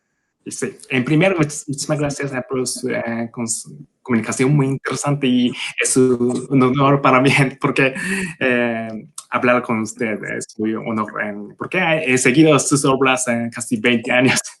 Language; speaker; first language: Spanish; non-native, learner; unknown